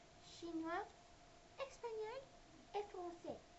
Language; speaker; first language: French; non-native, learner; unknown